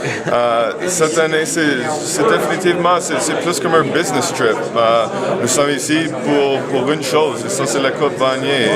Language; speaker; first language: French; non-native, local second language; English